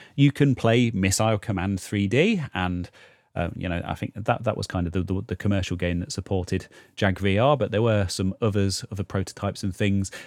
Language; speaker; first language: English; native; English